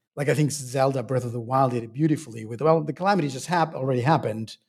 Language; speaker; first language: English; non-native, fluent; Spanish